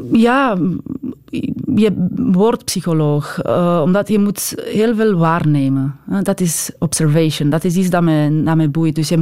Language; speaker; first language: Dutch; non-native, fluent; Romanian